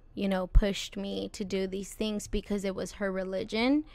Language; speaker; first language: English; native; English